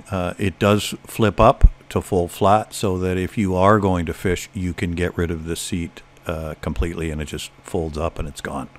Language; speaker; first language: English; native; English